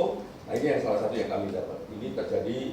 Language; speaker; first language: Indonesian; native; Indonesian